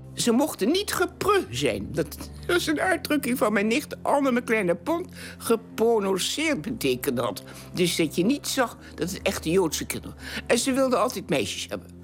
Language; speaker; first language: Dutch; native; Dutch